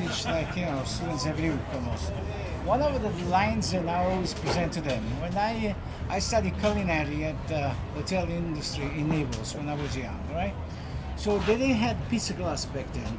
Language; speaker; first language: English; non-native, fluent; Italian